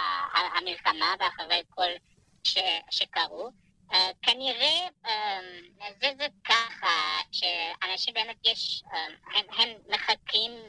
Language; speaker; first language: Hebrew; non-native, fluent; Persian